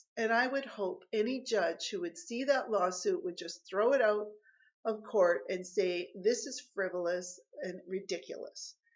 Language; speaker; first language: English; native; English